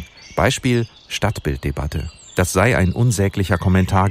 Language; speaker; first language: German; native; German